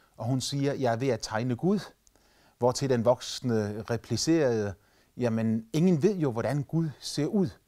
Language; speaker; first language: Danish; native; Danish